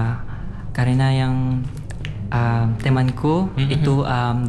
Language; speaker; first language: Indonesian; non-native, learner; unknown